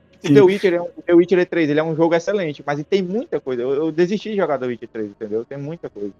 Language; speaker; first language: Portuguese; native; Portuguese